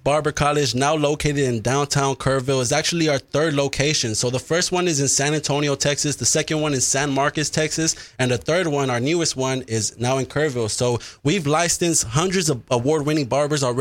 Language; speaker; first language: English; native; English